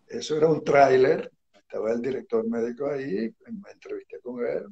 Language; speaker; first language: Spanish; early bilingual, other home language; Hebrew